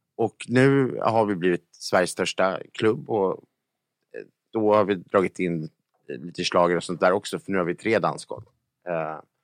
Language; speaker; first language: Swedish; native; Swedish